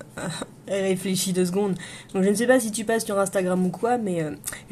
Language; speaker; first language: French; native; French